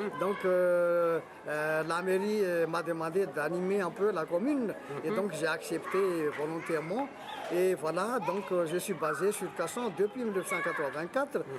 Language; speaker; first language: French; non-native, local second language; Malagasy